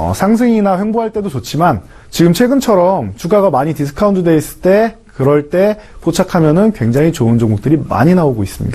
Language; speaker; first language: Korean; native; Korean